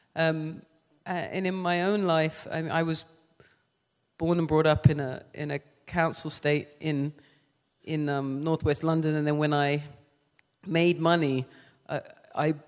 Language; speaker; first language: English; native; English